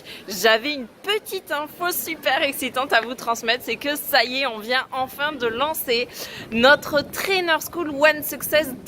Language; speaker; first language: French; native; French